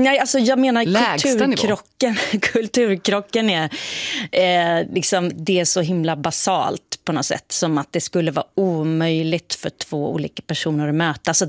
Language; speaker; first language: Swedish; native; Swedish